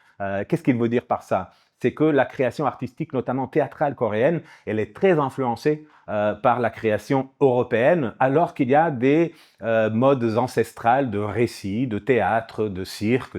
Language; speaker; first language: French; non-native, fluent; Portuguese